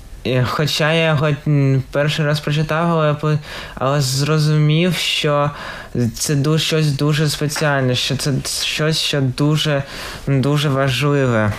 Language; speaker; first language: Ukrainian; non-native, local second language; Russian